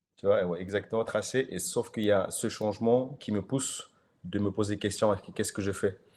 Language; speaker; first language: French; non-native, fluent; Kyrgyz